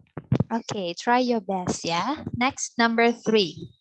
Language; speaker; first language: English; non-native, fluent; Indonesian